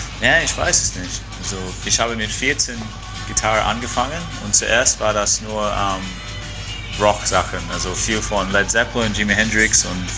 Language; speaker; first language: German; non-native, fluent; English